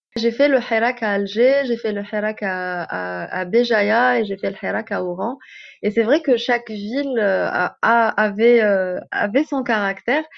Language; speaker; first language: French; non-native, local second language; Arabic